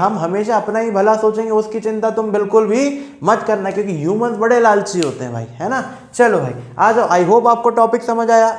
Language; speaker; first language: Hindi; native; Hindi